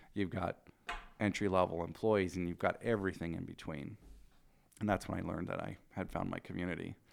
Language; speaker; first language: English; native; English